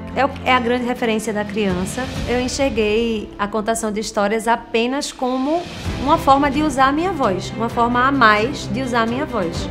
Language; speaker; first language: Portuguese; native; Portuguese